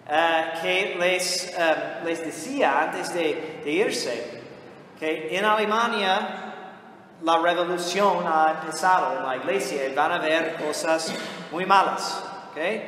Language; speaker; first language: Spanish; non-native, fluent; English